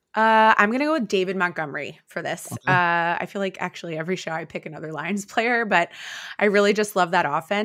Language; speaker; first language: English; native; English